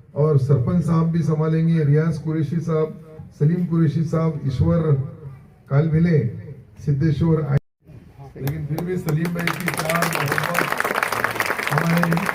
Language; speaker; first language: Hindi; non-native, local second language; Urdu